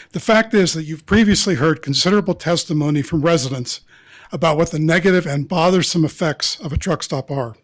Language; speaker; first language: English; native; English